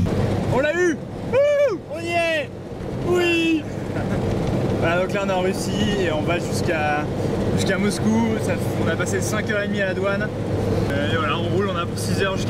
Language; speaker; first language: French; native; French